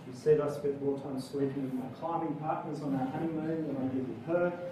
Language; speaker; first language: English; native; English